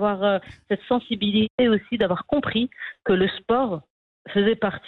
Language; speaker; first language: French; non-native, local second language; Arabic